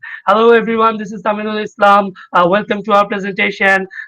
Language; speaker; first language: English; non-native, fluent; Bangla